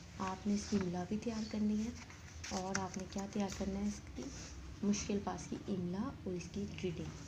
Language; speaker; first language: Hindi; non-native, local second language; Saraiki